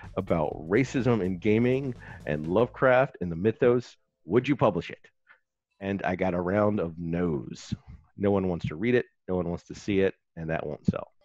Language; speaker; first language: English; native; English